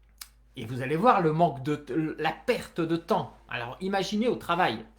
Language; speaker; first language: French; native; French